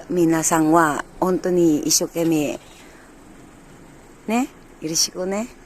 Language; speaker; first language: Japanese; non-native, learner; Filipino